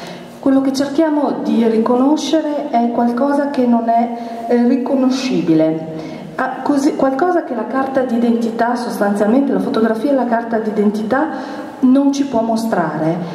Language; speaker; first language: Italian; native; Italian